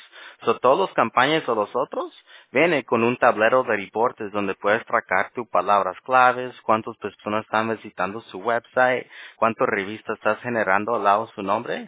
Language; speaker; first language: Spanish; early bilingual, heritage; Spanish